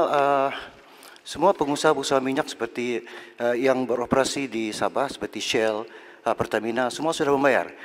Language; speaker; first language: Malay; native; Malay